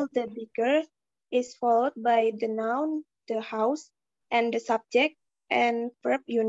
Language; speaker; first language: English; non-native, learner; Indonesian